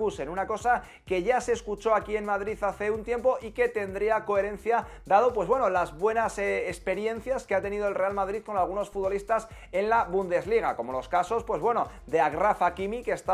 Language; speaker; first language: Spanish; native; Spanish